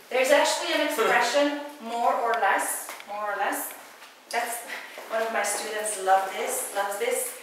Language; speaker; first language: English; non-native, fluent; Hungarian